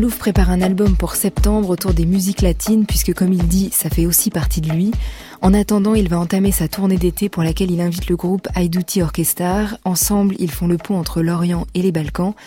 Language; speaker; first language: French; native; French